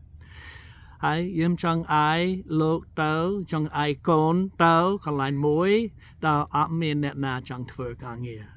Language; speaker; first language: Khmer; non-native, fluent; English